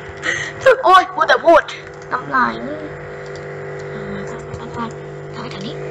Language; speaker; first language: Thai; native; Thai